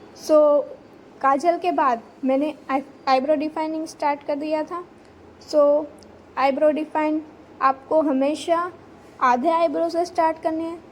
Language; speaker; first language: Hindi; non-native, local second language; Gujarati